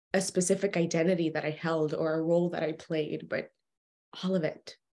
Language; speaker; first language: English; early bilingual, other home language; Spanish